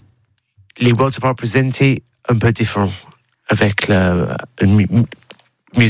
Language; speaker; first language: French; non-native, learner; English